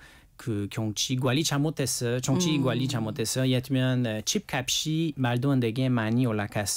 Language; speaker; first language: Korean; non-native, learner; French